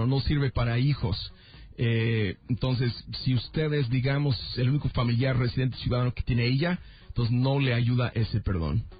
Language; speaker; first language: Spanish; native; Spanish